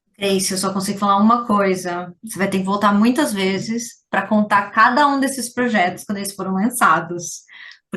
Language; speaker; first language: Portuguese; native; Portuguese